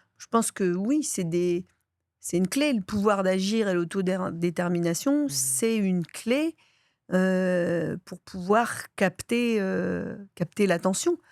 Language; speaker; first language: French; native; French